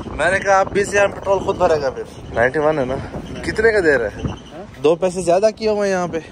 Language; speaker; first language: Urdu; native; Urdu